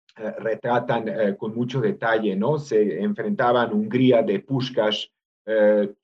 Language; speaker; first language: Spanish; non-native, fluent; Serbian